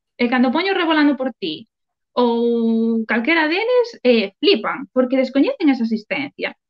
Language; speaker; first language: Galician; non-native, local second language; Spanish